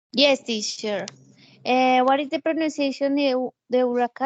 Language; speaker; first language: English; non-native, learner; Spanish